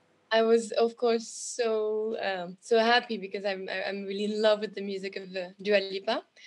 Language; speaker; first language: English; non-native, fluent; French